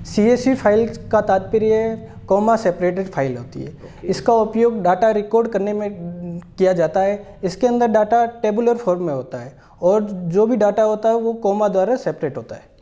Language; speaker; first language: Hindi; native; Hindi